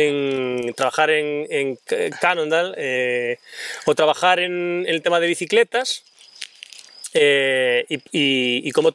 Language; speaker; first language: Spanish; native; Spanish